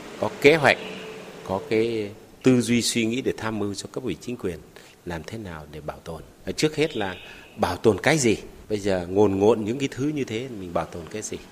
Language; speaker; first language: Vietnamese; non-native, local second language; Tày